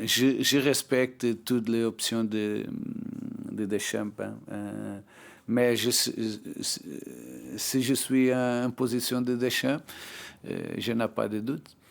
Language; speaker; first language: French; non-native, learner; Portuguese